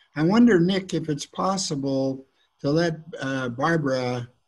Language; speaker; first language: English; native; English